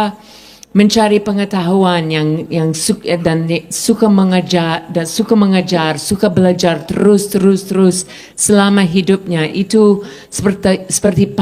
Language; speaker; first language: Indonesian; non-native, fluent; English